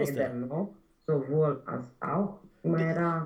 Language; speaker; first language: German; non-native, learner; Romanian